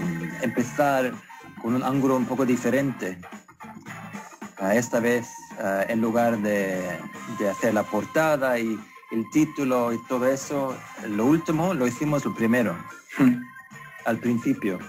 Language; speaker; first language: Spanish; non-native, fluent; Swedish